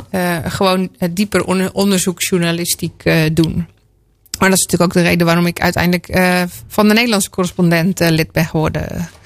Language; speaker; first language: Dutch; native; Dutch